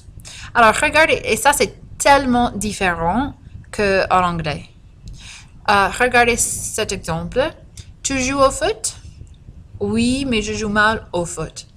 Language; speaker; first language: French; non-native, fluent; English